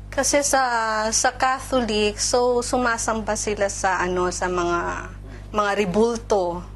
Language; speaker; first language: Filipino; native; Filipino